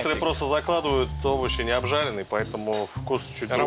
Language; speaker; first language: Russian; native; Russian